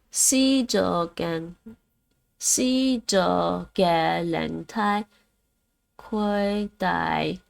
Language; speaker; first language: Cantonese; non-native, learner; Dutch